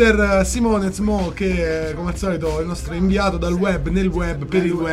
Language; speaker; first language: Italian; native; Italian